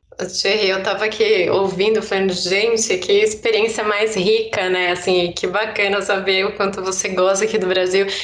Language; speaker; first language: Portuguese; native; Portuguese